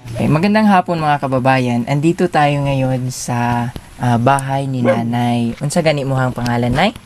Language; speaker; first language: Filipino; non-native, local second language; Cebuano